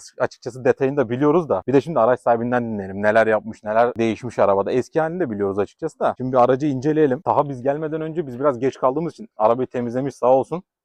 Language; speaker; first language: Turkish; native; Turkish